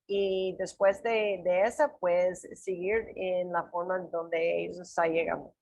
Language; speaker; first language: Spanish; non-native, learner; English